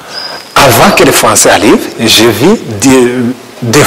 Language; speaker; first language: French; non-native, learner; Kinyarwanda